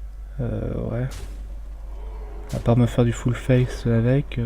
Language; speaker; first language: French; native; French